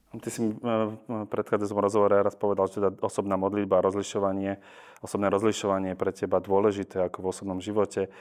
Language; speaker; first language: Slovak; native; Slovak